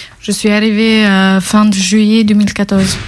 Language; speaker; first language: French; non-native, fluent; Albanian